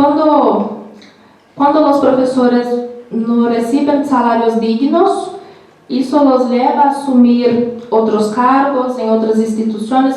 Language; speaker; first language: Spanish; non-native, learner; Portuguese